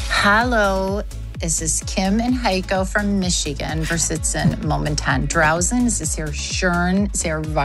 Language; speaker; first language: German; non-native, learner; English